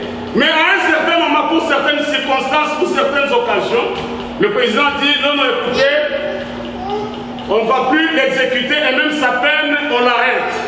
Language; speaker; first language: French; non-native, local second language; Lingala